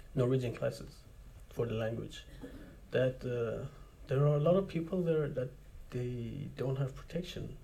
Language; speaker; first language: English; non-native, fluent; Persian